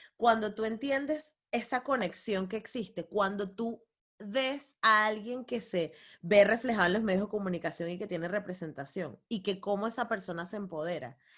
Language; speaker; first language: Spanish; native; Spanish